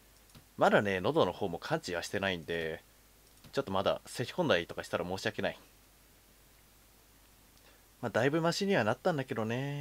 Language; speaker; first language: Japanese; native; Japanese